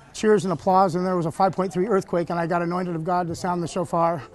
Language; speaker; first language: English; native; English